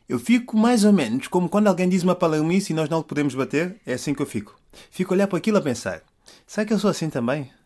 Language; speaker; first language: Portuguese; native; Portuguese